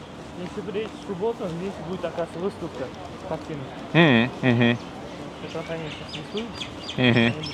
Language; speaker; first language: Russian; non-native, local second language; Uzbek